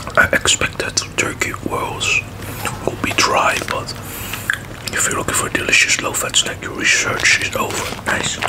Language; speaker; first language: English; non-native, fluent; Dutch